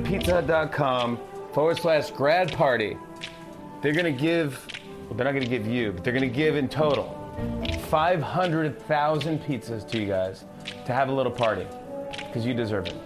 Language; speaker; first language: English; native; English